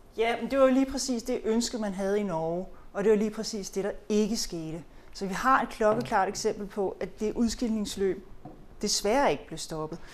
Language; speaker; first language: Danish; native; Danish